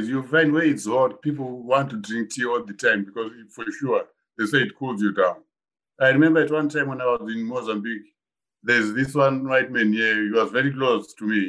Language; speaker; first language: English; non-native, local second language; Shona